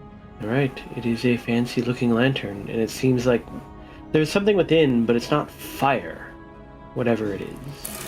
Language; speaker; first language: English; native; English